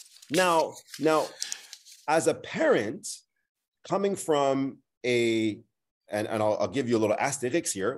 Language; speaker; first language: English; early bilingual, other home language; French